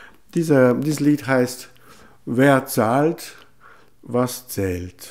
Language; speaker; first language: German; non-native, fluent; English